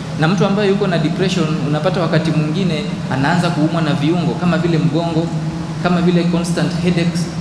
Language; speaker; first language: Swahili; native; Swahili